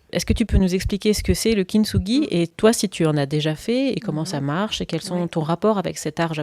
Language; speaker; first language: French; native; French